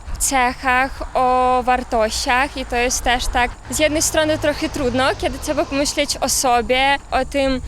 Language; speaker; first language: Polish; non-native, fluent; Ukrainian